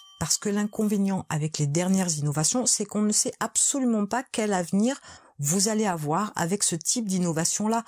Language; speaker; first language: French; native; French